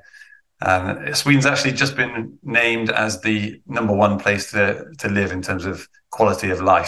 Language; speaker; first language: English; native; English